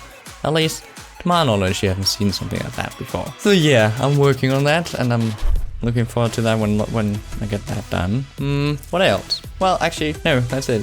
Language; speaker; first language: English; non-native, fluent; German